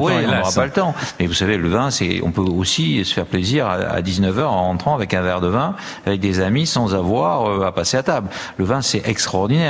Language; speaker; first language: French; native; French